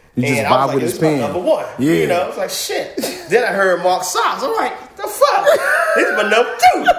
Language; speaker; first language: English; native; English